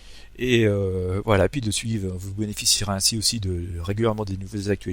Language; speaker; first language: French; native; French